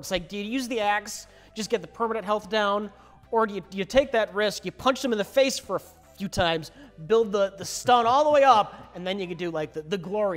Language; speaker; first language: English; native; English